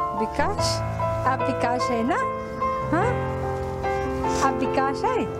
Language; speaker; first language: Hindi; non-native, local second language; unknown